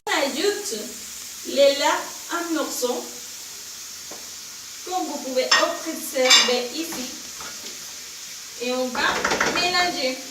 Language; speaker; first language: French; non-native, learner; Spanish